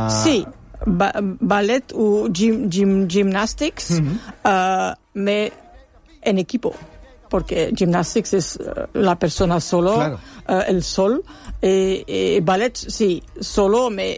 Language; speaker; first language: Spanish; non-native, learner; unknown